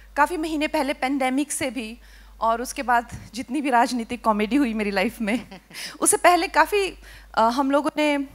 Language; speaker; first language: Hindi; native; Hindi